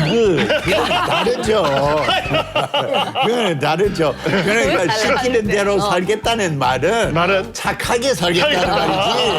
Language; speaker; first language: Korean; non-native, fluent; English